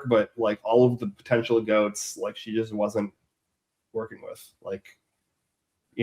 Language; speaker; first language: English; native; English